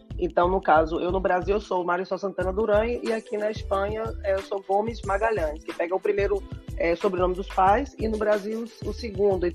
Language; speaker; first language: Portuguese; native; Portuguese